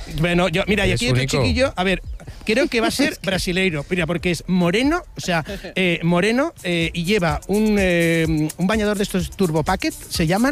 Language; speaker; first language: Spanish; native; Spanish